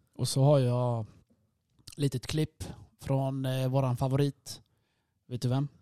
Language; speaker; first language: Swedish; early bilingual, other home language; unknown